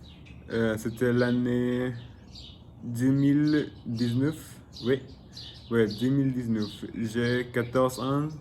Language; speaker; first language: French; non-native, learner; Spanish